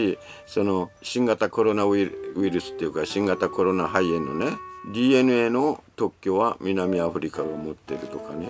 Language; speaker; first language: Japanese; native; Japanese